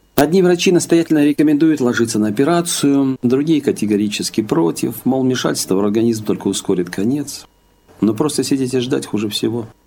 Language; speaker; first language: Russian; native; Russian